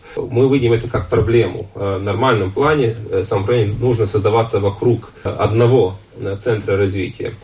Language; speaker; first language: Russian; non-native, local second language; Latvian